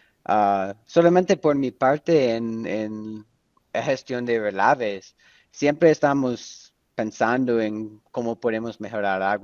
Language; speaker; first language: Spanish; non-native, fluent; English